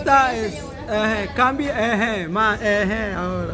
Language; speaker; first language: Spanish; non-native, learner; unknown